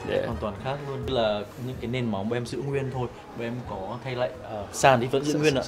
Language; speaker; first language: Vietnamese; native; Vietnamese